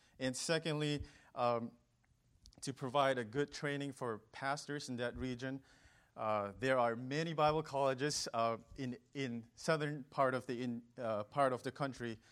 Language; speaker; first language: English; non-native, local second language; Manipuri